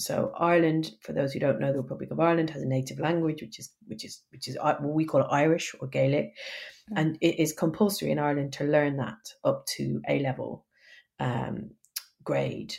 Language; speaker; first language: English; native; English